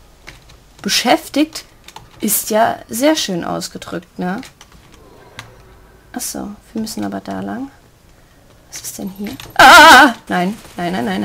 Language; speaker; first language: German; native; German